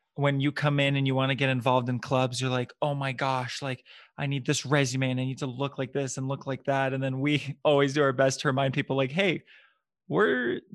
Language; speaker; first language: English; native; English